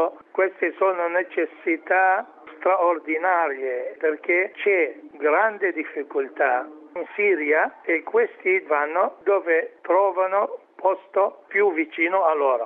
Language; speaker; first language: Italian; non-native, fluent; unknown